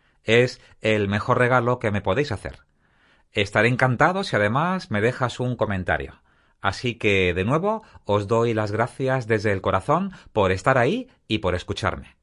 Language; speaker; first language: Spanish; native; Spanish